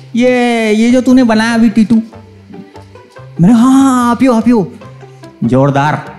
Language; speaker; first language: Hindi; native; Hindi